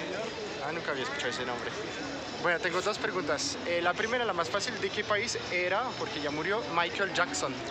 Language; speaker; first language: Spanish; non-native, fluent; French